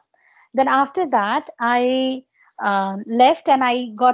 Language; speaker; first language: English; non-native, local second language; Bangla